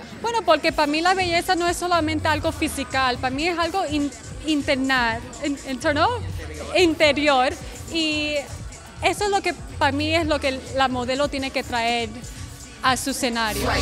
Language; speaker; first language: Spanish; early bilingual, heritage; English